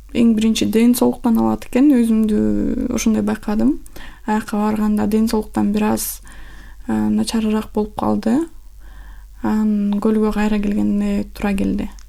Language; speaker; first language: Kyrgyz; non-native, local second language; Russian